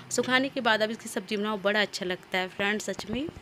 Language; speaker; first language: Hindi; native; Hindi